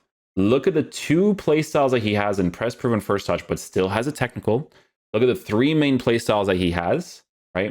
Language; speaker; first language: English; native; English